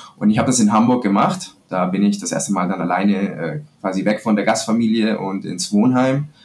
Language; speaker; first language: German; non-native, fluent; Spanish